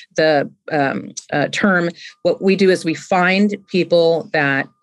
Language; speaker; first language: English; native; English